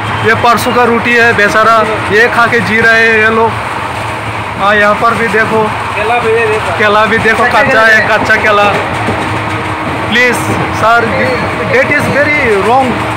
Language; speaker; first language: Hindi; non-native, local second language; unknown